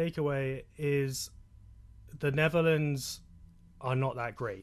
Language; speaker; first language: English; native; English